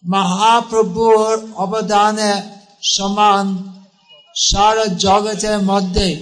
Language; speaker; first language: Bangla; non-native, fluent; English